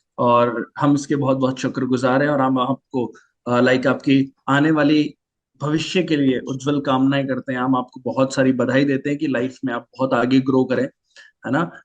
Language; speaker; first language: Hindi; native; Hindi